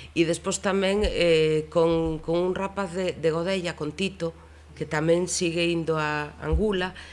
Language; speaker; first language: Galician; native; Galician